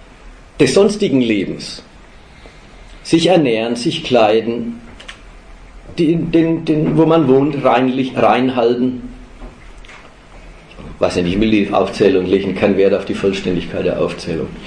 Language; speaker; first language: German; native; German